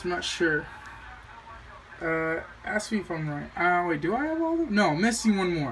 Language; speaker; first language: English; native; English